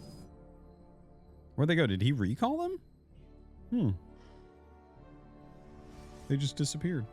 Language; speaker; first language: English; native; English